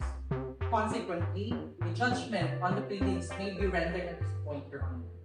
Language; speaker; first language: English; non-native, local second language; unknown